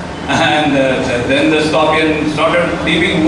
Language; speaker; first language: English; non-native, local second language; Telugu